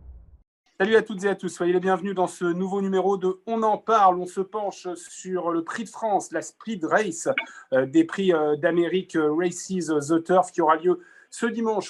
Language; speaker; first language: French; native; French